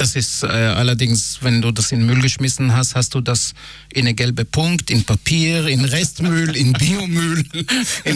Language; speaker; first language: German; non-native, fluent; Hebrew